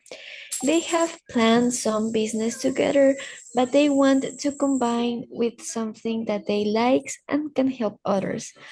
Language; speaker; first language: English; non-native, learner; Spanish